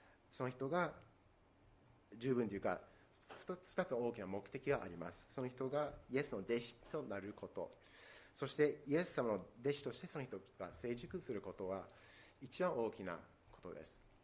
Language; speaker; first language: Japanese; non-native, fluent; English